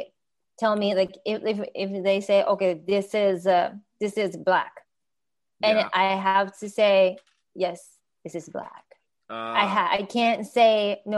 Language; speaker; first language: English; non-native, learner; Japanese